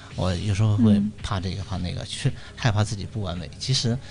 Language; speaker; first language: Chinese; native; Chinese